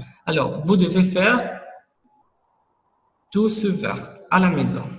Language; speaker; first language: French; non-native, fluent; Arabic